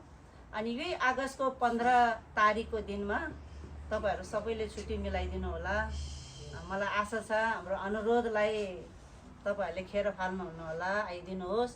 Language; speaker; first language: Nepali; non-native, local second language; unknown